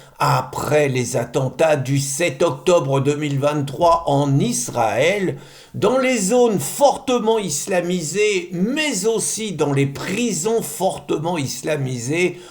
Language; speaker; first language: French; native; French